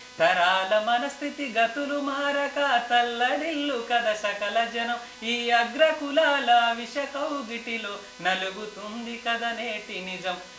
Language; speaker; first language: Telugu; non-native, local second language; Lambadi